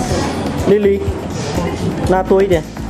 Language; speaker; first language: Chinese; non-native, learner; Indonesian